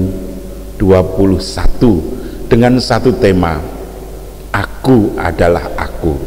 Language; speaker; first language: Indonesian; native; Indonesian